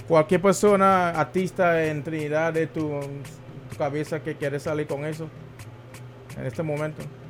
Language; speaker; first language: Spanish; non-native, learner; English